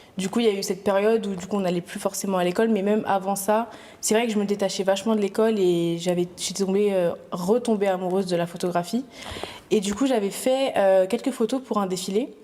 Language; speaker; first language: French; native; French